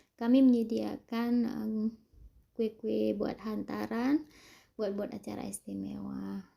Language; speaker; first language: Indonesian; non-native, local second language; Achinese